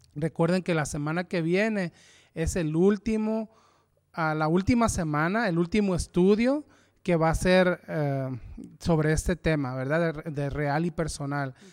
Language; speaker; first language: Spanish; early bilingual, heritage; Spanish